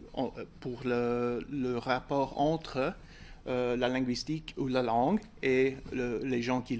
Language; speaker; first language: French; non-native, fluent; English